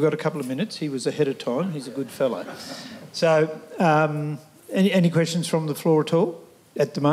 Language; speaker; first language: English; native; English